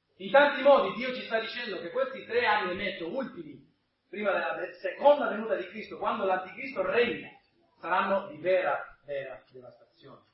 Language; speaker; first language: Italian; non-native, fluent; English